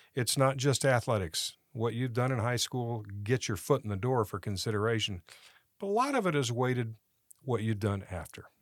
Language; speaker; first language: English; native; English